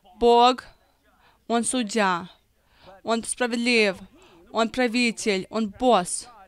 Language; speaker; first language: Russian; early bilingual, heritage; Russian